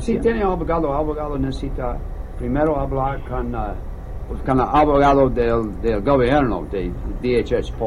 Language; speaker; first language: Spanish; non-native, learner; English